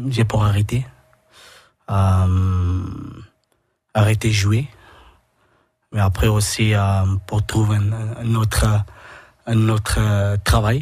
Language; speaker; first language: French; non-native, learner; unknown